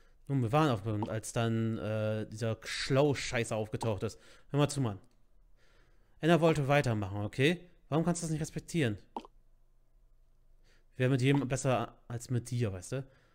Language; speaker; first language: German; native; German